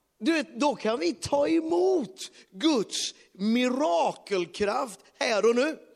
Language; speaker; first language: Swedish; native; Swedish